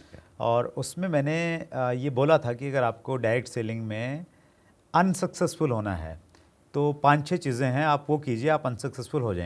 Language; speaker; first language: Hindi; native; Hindi